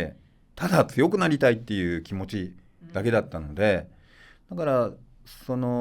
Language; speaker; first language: Japanese; native; Japanese